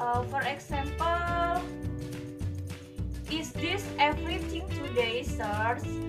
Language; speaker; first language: English; non-native, learner; Indonesian